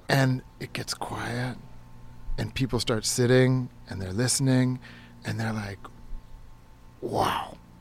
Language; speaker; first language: English; native; English